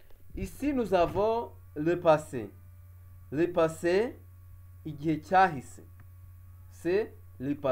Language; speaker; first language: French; non-native, local second language; Kinyarwanda